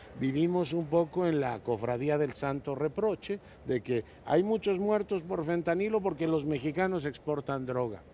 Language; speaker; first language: Spanish; native; Spanish